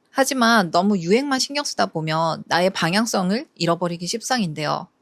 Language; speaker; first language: Korean; native; Korean